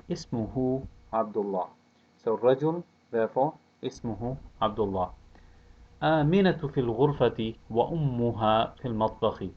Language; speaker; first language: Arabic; non-native, fluent; English